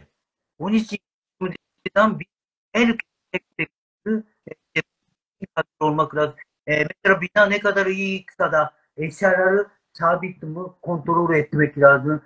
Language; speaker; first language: Turkish; non-native, learner; Japanese